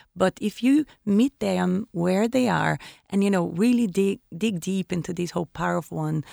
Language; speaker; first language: English; non-native, fluent; Portuguese